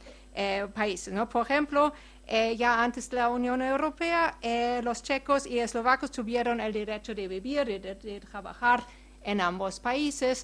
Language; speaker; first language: Spanish; non-native, fluent; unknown